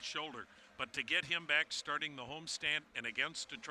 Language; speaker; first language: English; native; English